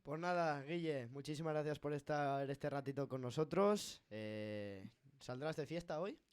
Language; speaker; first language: Spanish; non-native, local second language; Catalan